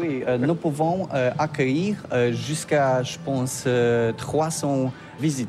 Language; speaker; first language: French; non-native, learner; Polish